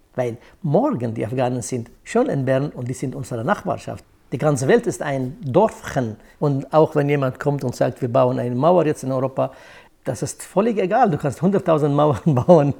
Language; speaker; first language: German; non-native, fluent; Kurdish